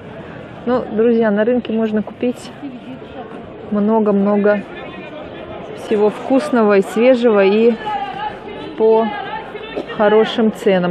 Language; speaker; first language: Russian; native; Russian